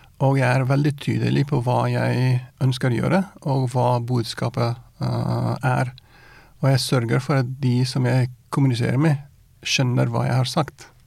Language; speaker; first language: Norwegian; non-native, fluent; Persian